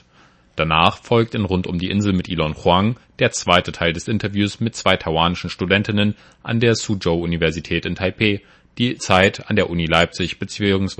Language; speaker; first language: German; native; German